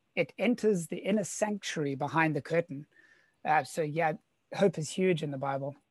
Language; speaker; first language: English; native; English